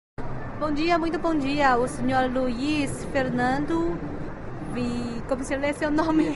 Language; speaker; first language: Portuguese; non-native, fluent; Chinese